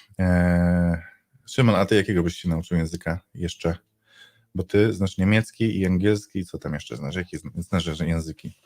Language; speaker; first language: Polish; native; Polish